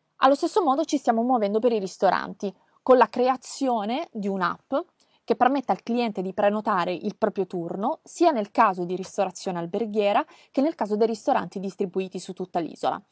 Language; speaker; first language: Italian; native; Italian